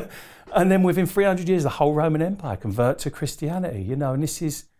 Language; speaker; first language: English; native; English